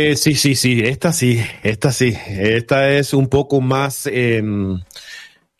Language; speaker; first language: Spanish; native; Spanish